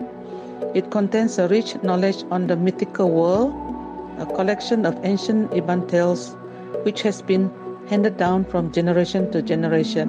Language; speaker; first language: English; non-native, local second language; Iban